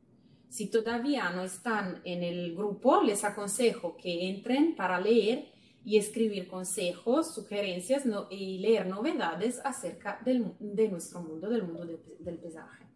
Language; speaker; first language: Spanish; non-native, fluent; Italian